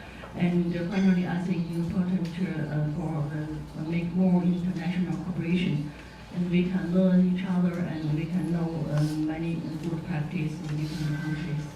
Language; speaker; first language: English; non-native, fluent; Chinese